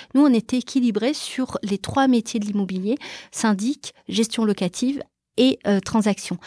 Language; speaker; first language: French; early bilingual, other home language; Portuguese